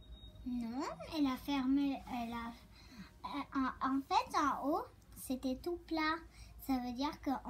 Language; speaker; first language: French; early bilingual, other home language; Turkish